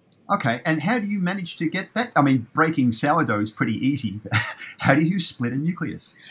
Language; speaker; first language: English; native; English